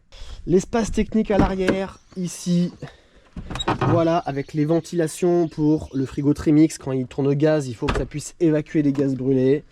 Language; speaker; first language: French; native; French